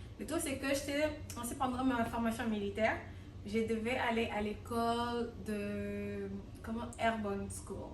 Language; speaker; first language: French; non-native, local second language; Lingala